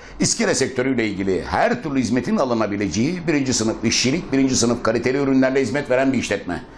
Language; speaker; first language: Turkish; native; Turkish